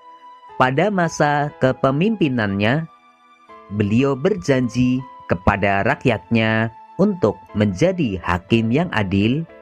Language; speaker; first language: Indonesian; native; Indonesian